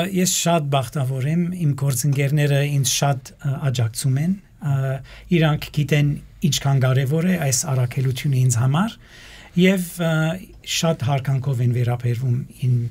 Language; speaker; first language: Armenian; early bilingual, heritage; Armenian